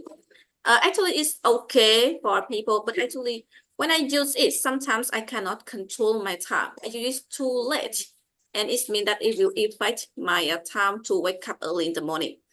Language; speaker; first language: English; non-native, learner; Vietnamese